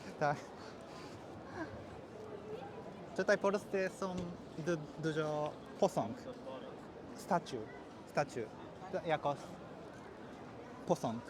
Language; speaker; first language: Polish; non-native, learner; Japanese